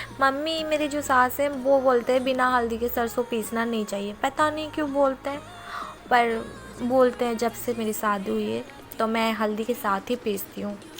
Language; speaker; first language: Hindi; non-native, local second language; Odia